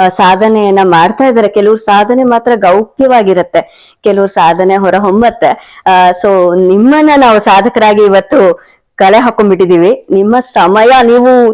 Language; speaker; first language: Kannada; native; Kannada